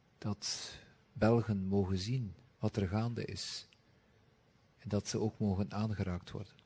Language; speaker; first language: Dutch; native; Dutch